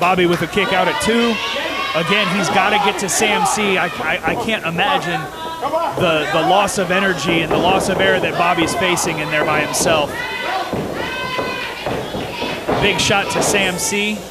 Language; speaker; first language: English; native; English